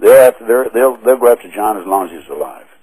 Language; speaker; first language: English; native; English